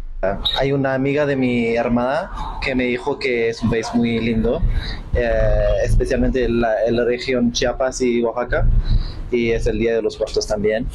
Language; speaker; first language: Spanish; non-native, learner; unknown